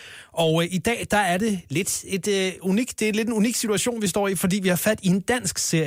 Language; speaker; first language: Danish; native; Danish